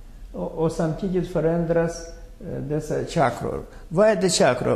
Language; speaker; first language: Swedish; non-native, fluent; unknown